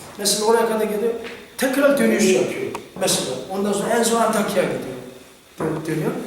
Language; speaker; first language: Turkish; non-native, fluent; Korean